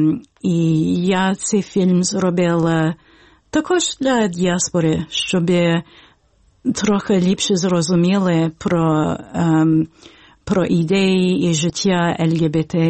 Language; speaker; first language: Ukrainian; early bilingual, heritage; Ukrainian